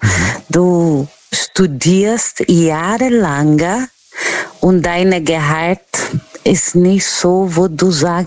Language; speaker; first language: German; non-native, learner; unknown